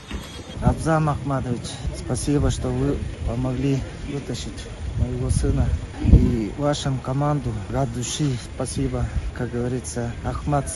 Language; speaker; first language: Russian; non-native, local second language; Tuvinian